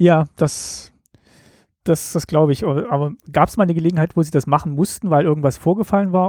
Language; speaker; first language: German; native; German